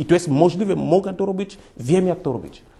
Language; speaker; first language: Polish; non-native, fluent; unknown